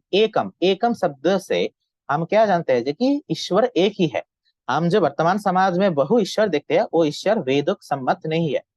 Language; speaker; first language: Hindi; non-native, fluent; Bangla